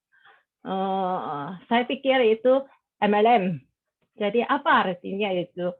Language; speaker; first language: Indonesian; non-native, fluent; Korean